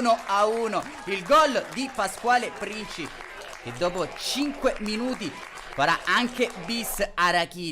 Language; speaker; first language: Italian; native; Italian